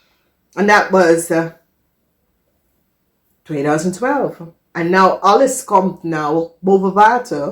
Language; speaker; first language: Dutch; non-native, fluent; English